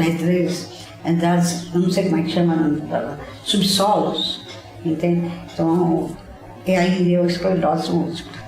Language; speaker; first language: Portuguese; native; Portuguese